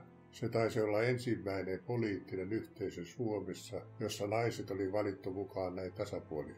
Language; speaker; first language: Finnish; native; Finnish